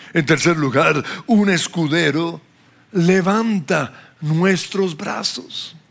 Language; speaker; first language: Spanish; non-native, fluent; English